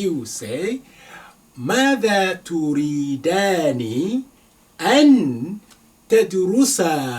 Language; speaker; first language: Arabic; non-native, fluent; Yoruba